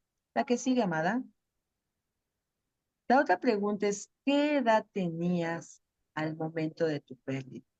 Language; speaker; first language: Spanish; native; Spanish